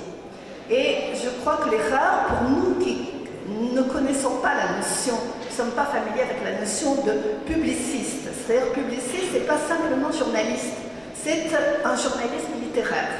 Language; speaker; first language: French; native; French